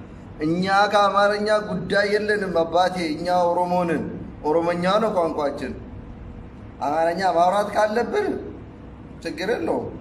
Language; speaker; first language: Amharic; non-native, local second language; Oromo